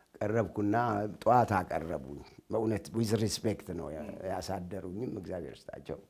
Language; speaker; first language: Amharic; non-native, local second language; Oromo